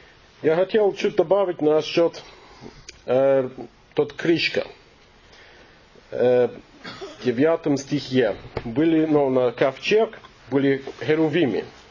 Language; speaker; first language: Russian; non-native, fluent; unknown